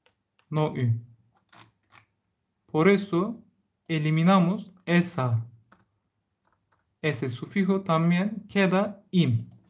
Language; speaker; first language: Spanish; non-native, learner; Turkish